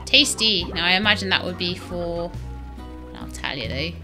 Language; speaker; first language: English; native; English